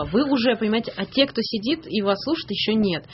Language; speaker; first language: Russian; native; Russian